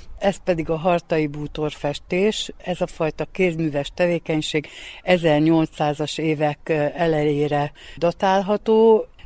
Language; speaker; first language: Hungarian; native; Hungarian